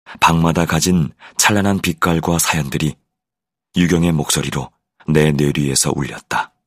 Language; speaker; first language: Korean; native; Korean